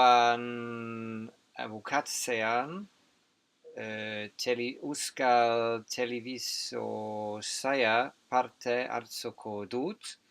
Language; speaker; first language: Basque; non-native, learner; English